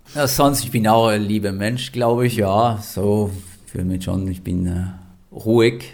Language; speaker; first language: German; non-native, fluent; French